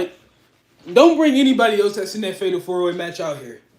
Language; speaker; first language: English; native; English